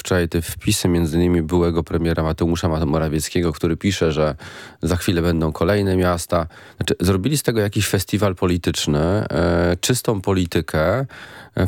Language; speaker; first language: Polish; native; Polish